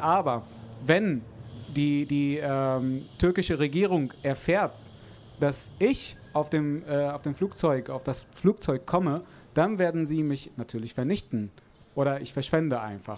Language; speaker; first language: German; non-native, fluent; Arabic